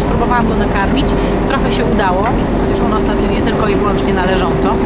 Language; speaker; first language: Polish; native; Polish